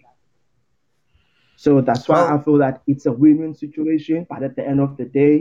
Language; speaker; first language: English; non-native, local second language; Xhosa